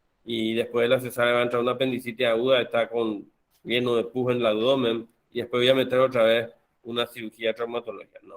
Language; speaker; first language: Spanish; native; Spanish